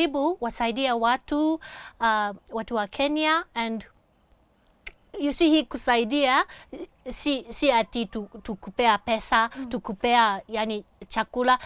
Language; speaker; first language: Swahili; non-native, fluent; Japanese